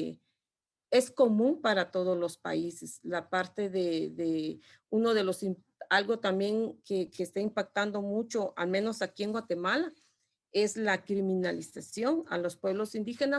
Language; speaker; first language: Spanish; non-native, local second language; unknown